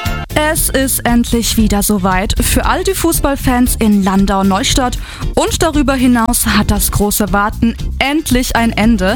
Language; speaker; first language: German; native; German